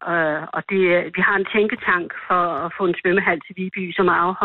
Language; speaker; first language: Danish; native; Danish